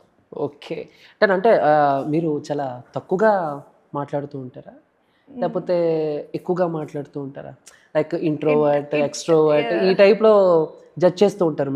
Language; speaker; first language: Telugu; native; Telugu